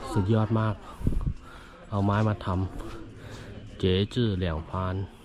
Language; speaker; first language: Thai; non-native, fluent; Chinese